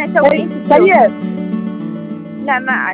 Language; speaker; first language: Arabic; non-native, learner; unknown